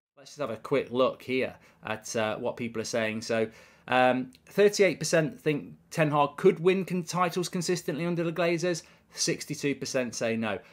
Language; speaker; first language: English; native; English